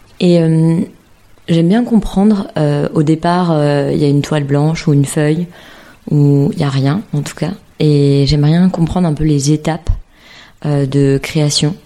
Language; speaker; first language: French; native; French